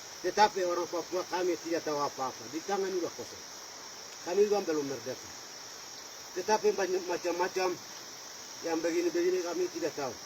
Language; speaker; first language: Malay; non-native, local second language; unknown